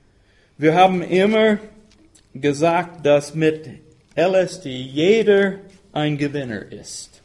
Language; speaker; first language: German; non-native, fluent; English